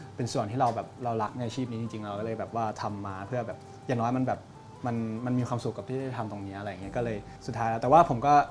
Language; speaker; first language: Thai; native; Thai